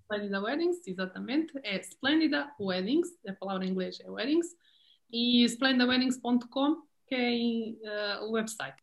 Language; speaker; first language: Portuguese; non-native, fluent; Serbian